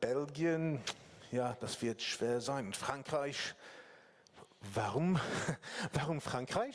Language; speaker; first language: German; non-native, learner; English